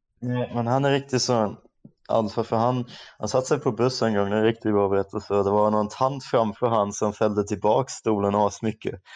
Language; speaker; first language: Swedish; non-native, fluent; German